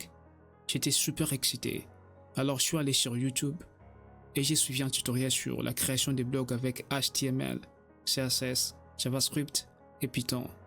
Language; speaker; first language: French; native; French